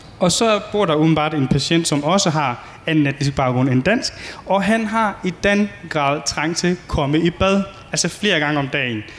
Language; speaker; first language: Danish; early bilingual, other home language; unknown